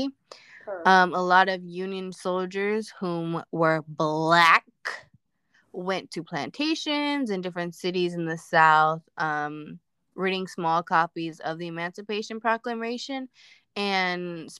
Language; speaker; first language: English; native; English